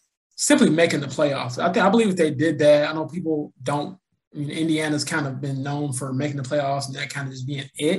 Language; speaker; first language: English; native; English